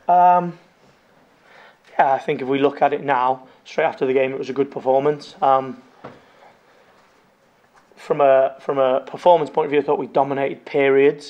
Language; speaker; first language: English; native; English